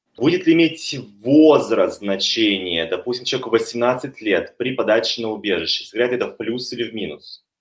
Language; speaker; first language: Russian; native; Russian